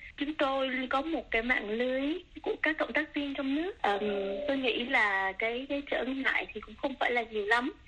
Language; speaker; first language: Vietnamese; early bilingual, other home language; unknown